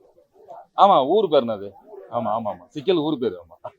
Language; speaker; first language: Tamil; native; Tamil